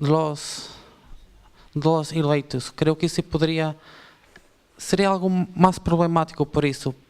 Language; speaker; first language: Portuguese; non-native, learner; Spanish